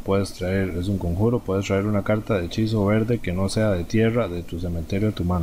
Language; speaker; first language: Spanish; native; Spanish